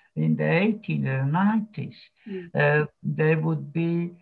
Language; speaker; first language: English; non-native, fluent; Slovak